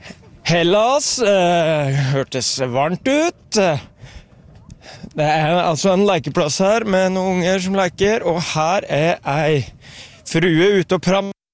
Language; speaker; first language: Norwegian; native; Norwegian